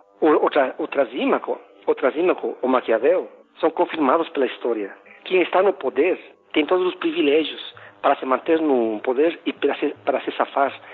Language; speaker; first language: Portuguese; non-native, fluent; Spanish